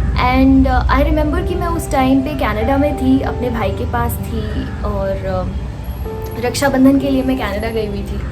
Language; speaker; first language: Hindi; native; Hindi